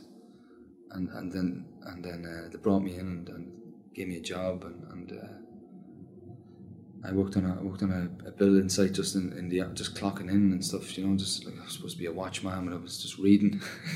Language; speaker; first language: English; native; English